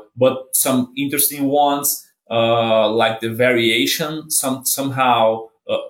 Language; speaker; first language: English; non-native, fluent; Portuguese